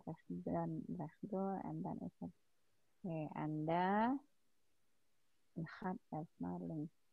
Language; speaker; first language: Dutch; non-native, learner; Indonesian